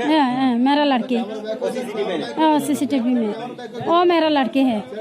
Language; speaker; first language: Hindi; non-native, local second language; Bangla